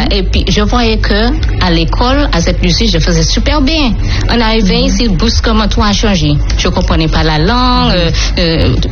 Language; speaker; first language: French; non-native, fluent; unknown